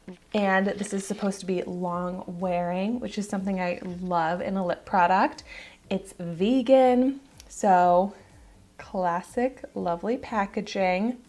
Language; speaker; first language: English; native; English